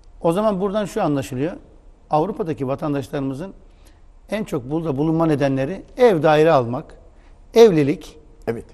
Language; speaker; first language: Turkish; native; Turkish